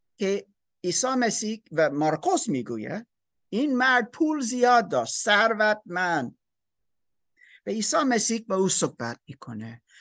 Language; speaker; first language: Persian; non-native, learner; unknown